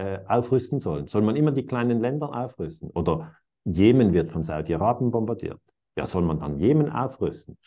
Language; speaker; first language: German; native; German